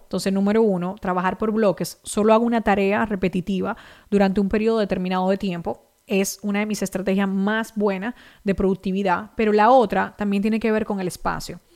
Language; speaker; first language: Spanish; native; Spanish